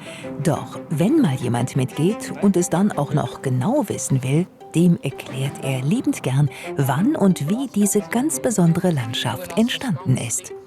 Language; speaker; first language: German; native; German